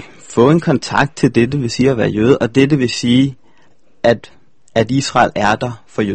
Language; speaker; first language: Danish; native; Danish